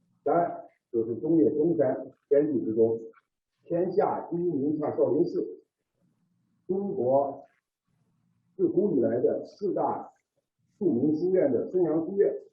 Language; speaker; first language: Chinese; native; Chinese